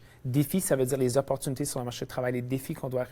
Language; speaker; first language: French; native; French